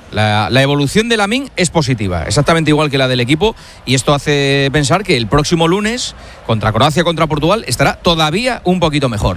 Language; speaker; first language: Spanish; native; Spanish